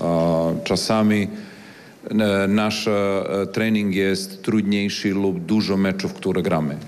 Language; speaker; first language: Polish; non-native, learner; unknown